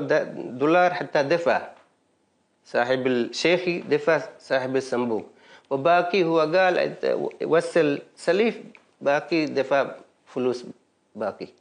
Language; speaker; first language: Arabic; non-native, learner; Baluchi